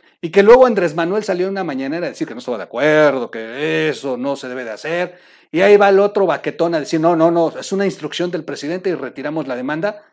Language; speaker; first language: Spanish; native; Spanish